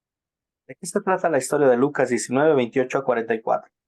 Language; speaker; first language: Spanish; native; Spanish